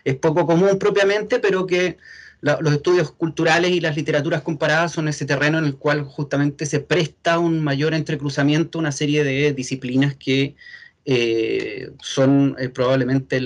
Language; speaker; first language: Spanish; native; Spanish